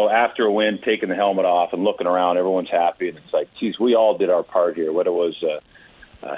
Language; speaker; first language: English; native; English